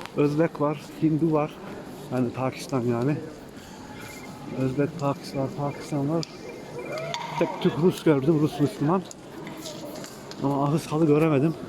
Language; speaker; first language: Turkish; native; Turkish